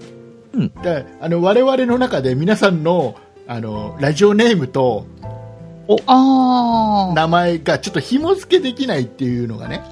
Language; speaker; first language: Japanese; native; Japanese